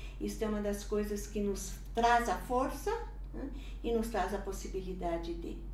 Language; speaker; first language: Portuguese; early bilingual, other home language; Italian